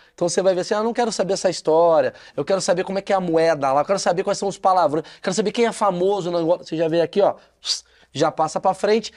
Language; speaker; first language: Portuguese; native; Portuguese